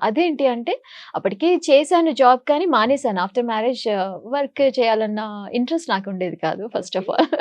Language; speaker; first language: Telugu; native; Telugu